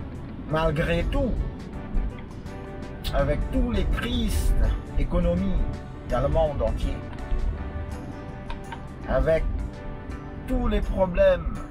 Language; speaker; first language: French; non-native, fluent; Indonesian